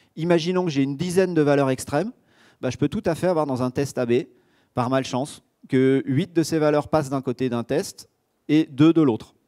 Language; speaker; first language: French; native; French